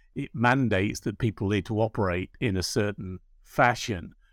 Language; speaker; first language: English; native; English